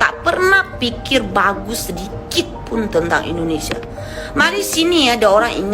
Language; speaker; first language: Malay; non-native, fluent; Indonesian